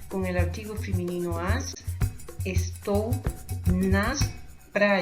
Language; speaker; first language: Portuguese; non-native, fluent; Spanish